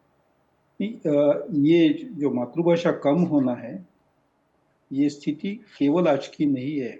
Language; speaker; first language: Hindi; non-native, local second language; Marathi